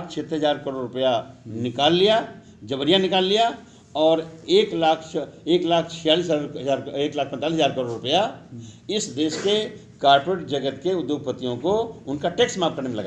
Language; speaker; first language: Hindi; native; Hindi